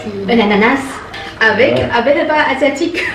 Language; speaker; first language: French; non-native, learner; Chinese